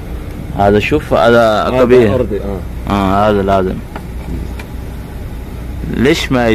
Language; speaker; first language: Arabic; non-native, learner; Urdu